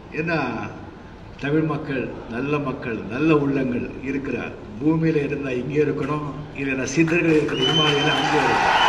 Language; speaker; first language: Tamil; non-native, local second language; Marathi